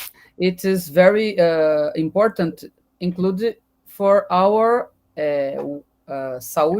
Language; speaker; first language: English; non-native, learner; Portuguese